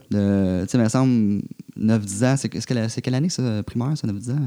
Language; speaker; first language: French; native; French